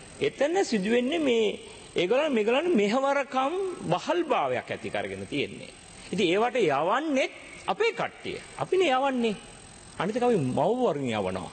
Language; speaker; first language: Sinhala; non-native, local second language; Tamil